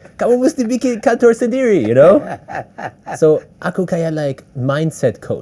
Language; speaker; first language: Indonesian; early bilingual, heritage; English